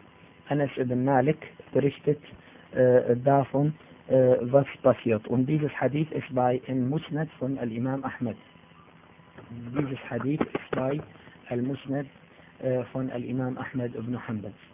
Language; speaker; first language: German; non-native, fluent; Arabic